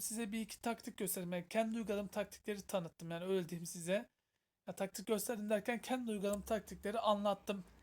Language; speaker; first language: Turkish; native; Turkish